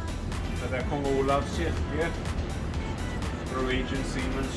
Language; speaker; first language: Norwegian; non-native, fluent; English